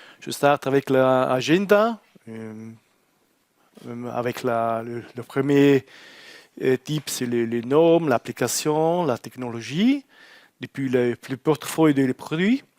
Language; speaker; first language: French; non-native, learner; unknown